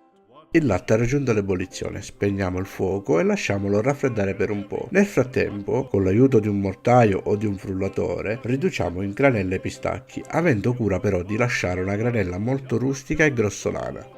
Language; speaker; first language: Italian; native; Italian